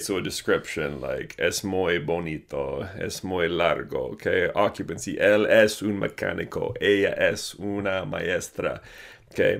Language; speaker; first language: Spanish; non-native, fluent; English